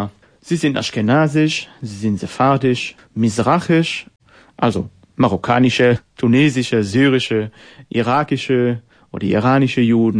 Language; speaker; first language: German; non-native, fluent; Hebrew